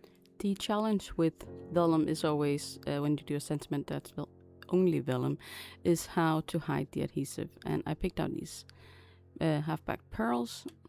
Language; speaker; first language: English; non-native, fluent; Danish